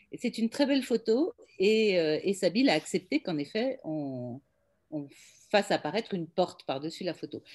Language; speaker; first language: French; native; French